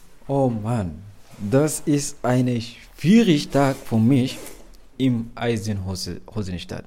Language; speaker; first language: German; non-native, learner; Arabic